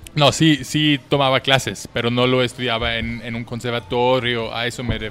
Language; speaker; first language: Spanish; non-native, fluent; German